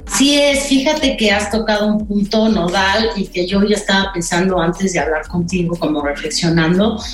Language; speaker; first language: Spanish; native; Spanish